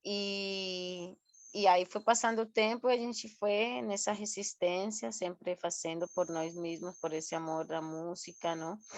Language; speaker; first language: Portuguese; non-native, fluent; Spanish